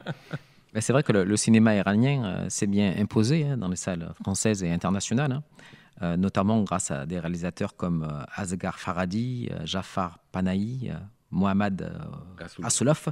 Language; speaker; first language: French; native; French